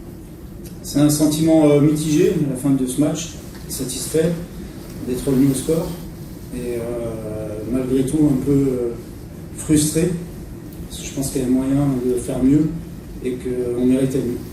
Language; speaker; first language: French; native; French